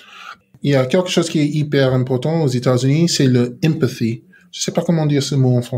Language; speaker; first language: French; non-native, learner; English